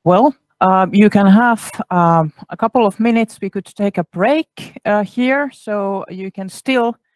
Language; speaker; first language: English; non-native, fluent; Finnish